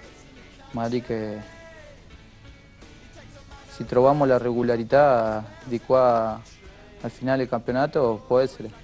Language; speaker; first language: Italian; non-native, fluent; Spanish